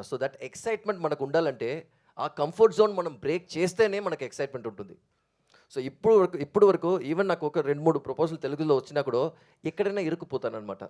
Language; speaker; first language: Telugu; native; Telugu